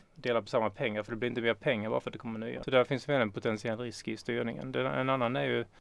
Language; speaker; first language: Swedish; native; Swedish